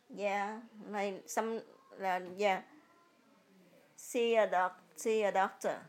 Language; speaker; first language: English; early bilingual, other home language; Vietnamese